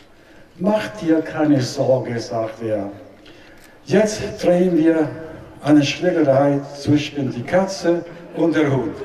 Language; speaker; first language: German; non-native, learner; Italian